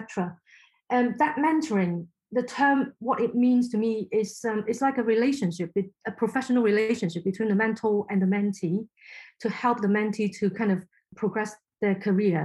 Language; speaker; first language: English; non-native, local second language; Cantonese